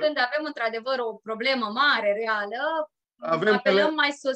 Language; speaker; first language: Romanian; native; Romanian